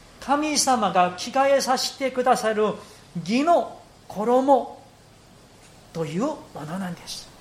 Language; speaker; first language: Japanese; non-native, fluent; Korean